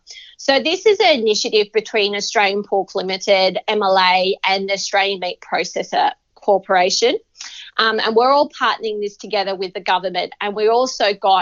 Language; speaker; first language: English; native; English